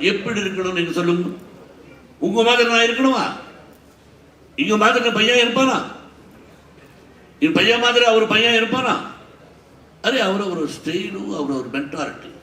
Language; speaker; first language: Tamil; non-native, learner; Telugu